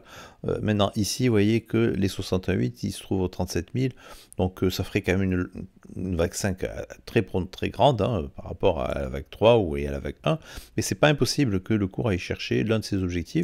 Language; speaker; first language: French; native; French